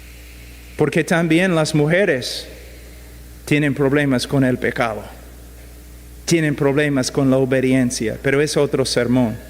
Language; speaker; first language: Spanish; non-native, fluent; English